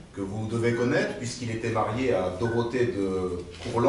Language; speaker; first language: French; native; French